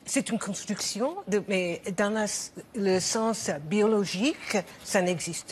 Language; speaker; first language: French; non-native, learner; English